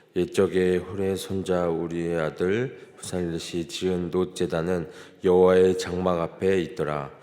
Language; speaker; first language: Korean; native; Korean